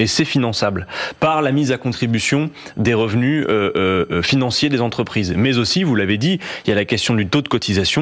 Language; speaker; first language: French; native; French